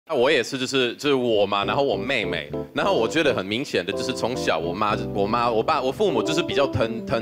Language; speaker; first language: Chinese; non-native, fluent; Swedish